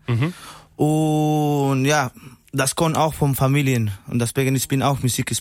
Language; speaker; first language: German; non-native, learner; Spanish